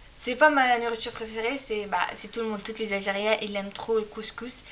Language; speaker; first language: French; non-native, local second language; Arabic